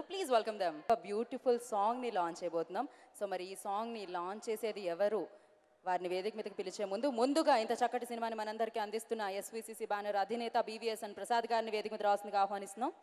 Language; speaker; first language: Telugu; native; Telugu